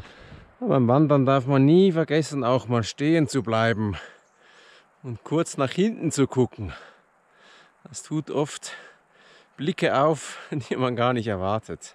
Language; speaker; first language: German; native; German